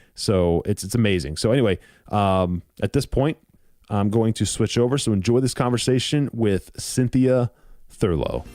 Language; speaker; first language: English; native; English